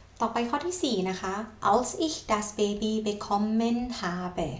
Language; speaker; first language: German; non-native, fluent; Thai